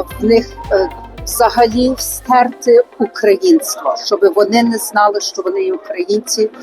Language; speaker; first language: Ukrainian; early bilingual, heritage; Ukrainian